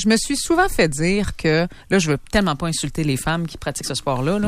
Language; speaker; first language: French; native; French